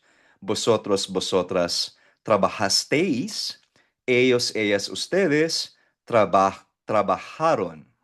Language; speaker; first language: Spanish; non-native, fluent; Filipino